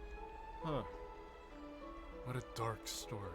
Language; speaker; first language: English; native; English